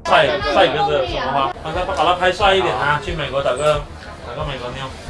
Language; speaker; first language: Chinese; native; Chinese